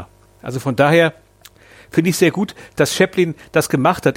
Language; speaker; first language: German; native; German